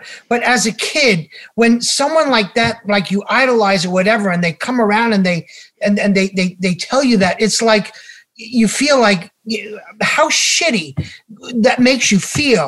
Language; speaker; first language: English; native; English